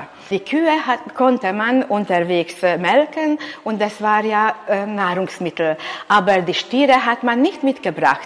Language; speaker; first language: German; non-native, local second language; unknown